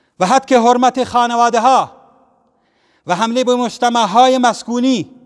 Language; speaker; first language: Persian; non-native, local second language; Central Kurdish